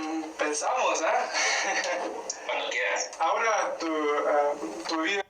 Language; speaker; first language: Spanish; non-native, learner; English